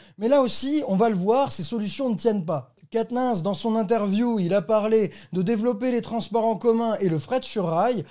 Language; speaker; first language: French; native; French